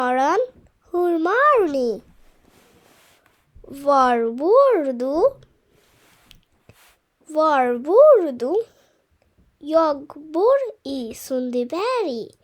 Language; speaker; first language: Swedish; non-native, fluent; Bangla